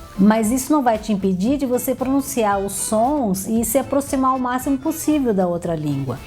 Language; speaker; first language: Portuguese; native; Portuguese